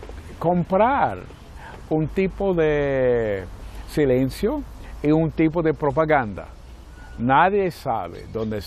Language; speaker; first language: Spanish; non-native, fluent; Portuguese